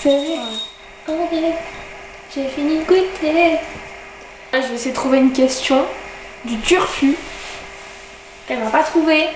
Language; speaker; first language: French; native; French